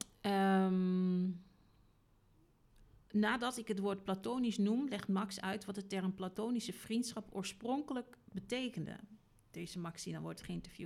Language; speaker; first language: Dutch; native; Dutch